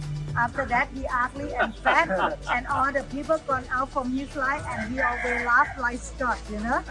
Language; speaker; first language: English; non-native, learner; Thai